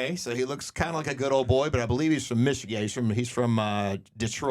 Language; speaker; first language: English; native; English